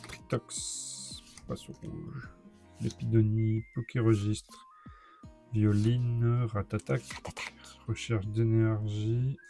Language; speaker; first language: French; native; French